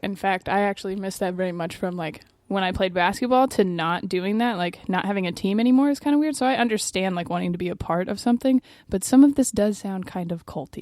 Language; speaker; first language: English; native; English